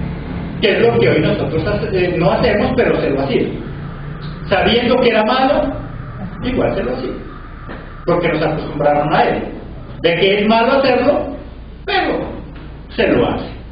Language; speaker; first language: Spanish; native; Spanish